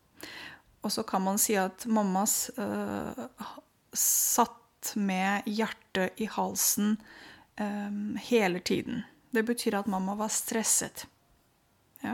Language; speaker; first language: Norwegian; non-native, fluent; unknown